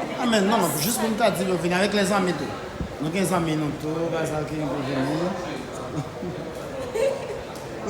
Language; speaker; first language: French; non-native, learner; Haitian Creole